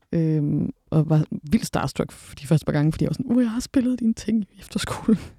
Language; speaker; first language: Danish; native; Danish